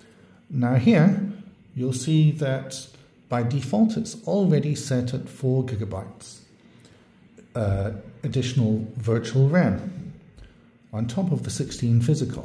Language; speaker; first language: English; native; English